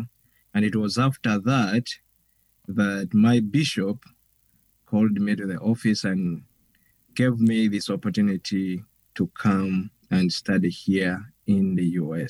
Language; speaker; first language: English; non-native, local second language; Ganda